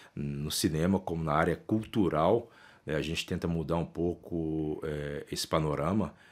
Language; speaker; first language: Portuguese; native; Portuguese